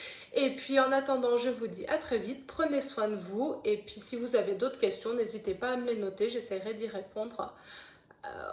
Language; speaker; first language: French; native; French